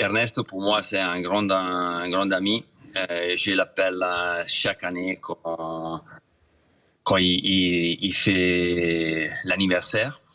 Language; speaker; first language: French; non-native, fluent; Italian